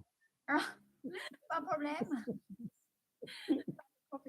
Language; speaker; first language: French; non-native, fluent; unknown